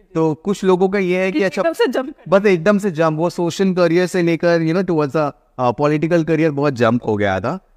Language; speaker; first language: Hindi; native; Hindi